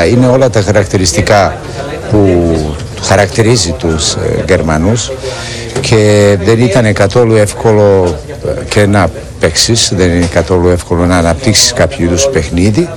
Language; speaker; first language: Greek; non-native, fluent; Serbian